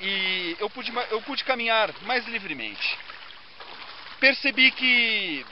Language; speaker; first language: Portuguese; native; Portuguese